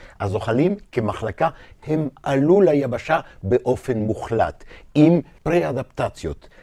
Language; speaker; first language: Hebrew; native; Hebrew